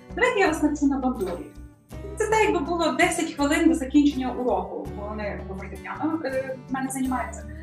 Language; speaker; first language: Ukrainian; native; Ukrainian